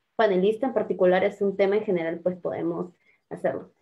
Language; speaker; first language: Spanish; native; Spanish